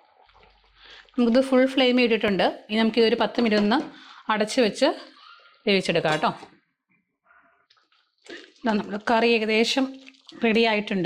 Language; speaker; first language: Malayalam; native; Malayalam